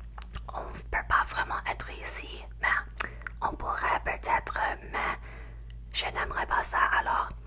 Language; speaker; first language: French; non-native, learner; English